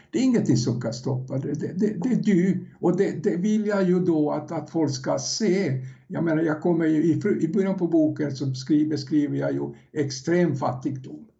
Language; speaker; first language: Swedish; non-native, fluent; Serbian